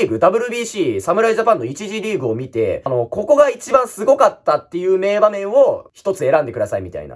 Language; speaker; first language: Japanese; native; Japanese